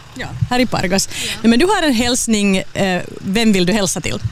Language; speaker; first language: Swedish; native; Swedish